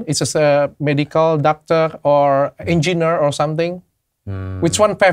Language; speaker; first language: English; non-native, learner; Indonesian